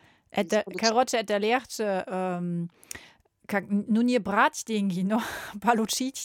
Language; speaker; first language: Russian; non-native, learner; German